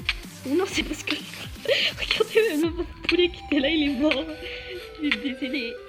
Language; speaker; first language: French; native; French